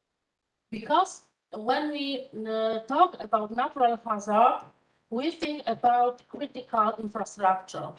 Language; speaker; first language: English; non-native, fluent; Polish